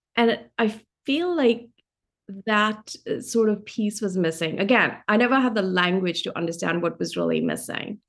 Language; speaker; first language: English; non-native, local second language; Hindi